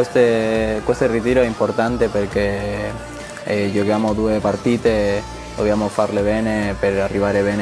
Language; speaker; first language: Italian; non-native, fluent; Spanish